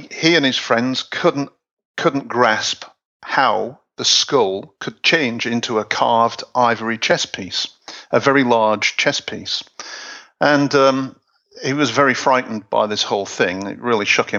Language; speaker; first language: English; native; English